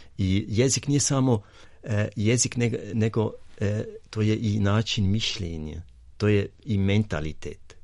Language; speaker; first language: Serbian; non-native, fluent; German